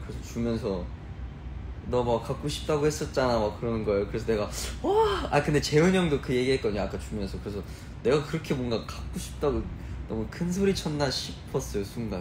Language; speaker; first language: Korean; early bilingual, heritage; Korean